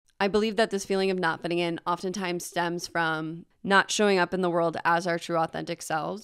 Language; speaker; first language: English; native; English